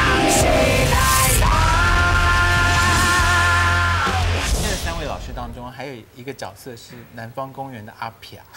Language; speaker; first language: Chinese; native; Chinese